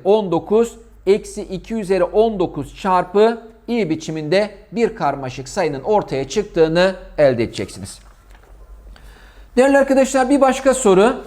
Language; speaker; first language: Turkish; native; Turkish